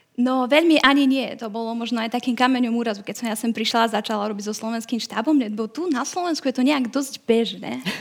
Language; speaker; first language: Slovak; early bilingual, heritage; Slovak